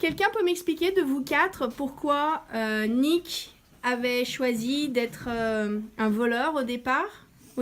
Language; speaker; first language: French; native; French